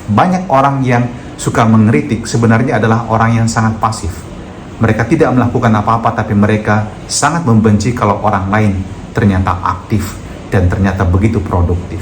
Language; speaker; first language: Indonesian; native; Indonesian